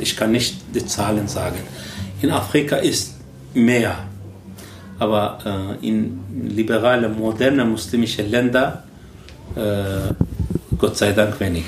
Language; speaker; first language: German; non-native, learner; Turkish